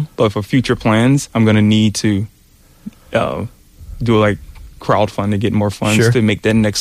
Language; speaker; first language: English; native; English